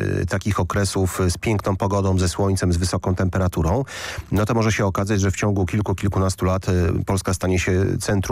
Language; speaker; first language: Polish; native; Polish